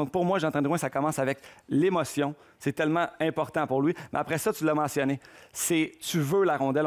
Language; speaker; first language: French; native; French